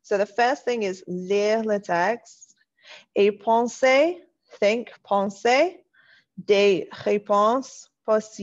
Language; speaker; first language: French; non-native, fluent; English